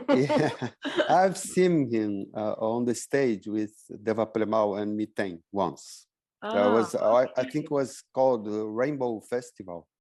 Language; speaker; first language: English; non-native, fluent; Portuguese